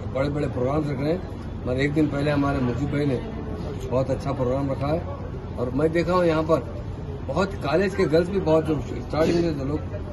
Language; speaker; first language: Hindi; non-native, local second language; Urdu